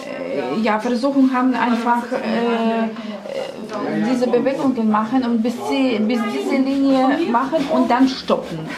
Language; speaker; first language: German; non-native, learner; Russian